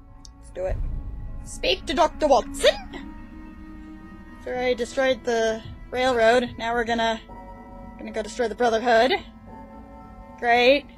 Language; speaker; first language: English; native; English